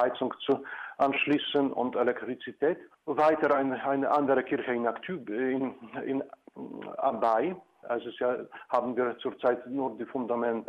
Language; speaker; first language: German; non-native, fluent; Polish